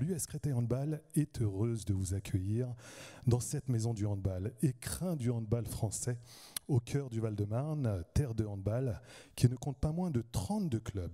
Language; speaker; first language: French; native; French